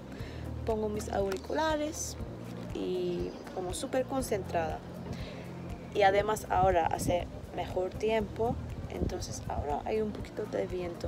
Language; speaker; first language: Spanish; non-native, fluent; Turkish